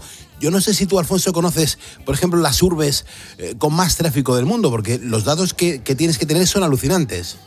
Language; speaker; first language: Spanish; native; Spanish